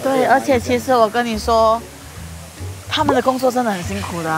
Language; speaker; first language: Chinese; native; Chinese